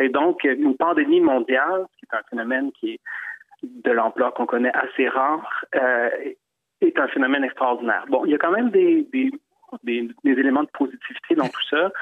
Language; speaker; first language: French; native; French